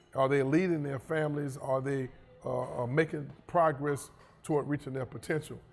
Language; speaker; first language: English; native; English